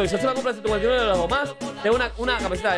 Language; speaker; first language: Spanish; native; Spanish